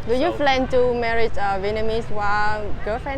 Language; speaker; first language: English; non-native, fluent; Vietnamese